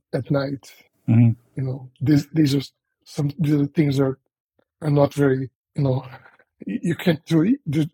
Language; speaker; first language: English; non-native, fluent; Portuguese